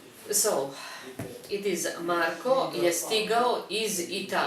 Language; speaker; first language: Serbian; non-native, fluent; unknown